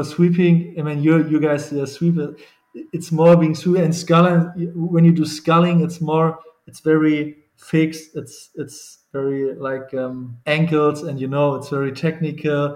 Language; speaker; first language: English; non-native, fluent; German